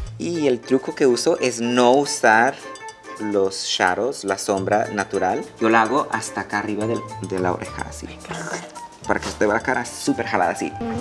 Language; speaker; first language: Spanish; native; Spanish